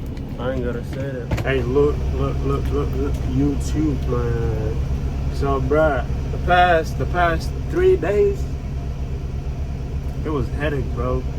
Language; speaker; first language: English; native; English